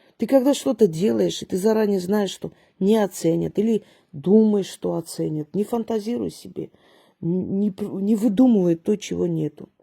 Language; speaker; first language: Russian; early bilingual, other home language; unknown